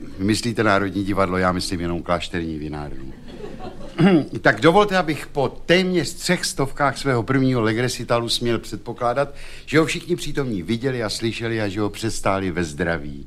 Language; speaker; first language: Czech; native; Czech